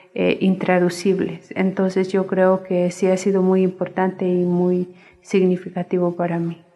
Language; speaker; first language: Spanish; non-native, local second language; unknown